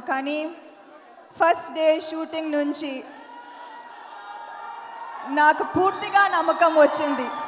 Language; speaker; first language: Telugu; non-native, fluent; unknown